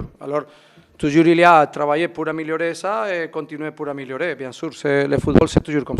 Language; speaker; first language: French; non-native, fluent; Spanish